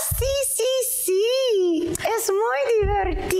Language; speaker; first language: Spanish; non-native, learner; English